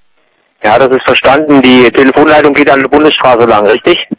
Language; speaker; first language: German; native; German